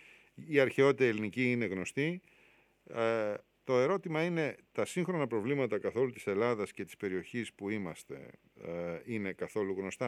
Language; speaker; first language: Greek; native; Greek